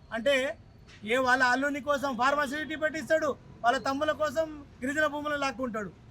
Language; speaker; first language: Telugu; non-native, local second language; Lambadi